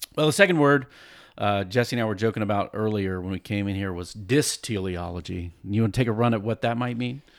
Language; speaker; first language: English; native; English